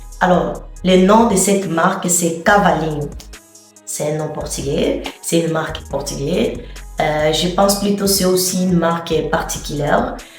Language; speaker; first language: French; non-native, fluent; Portuguese